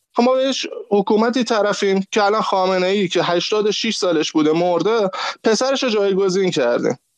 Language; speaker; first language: Persian; native; Persian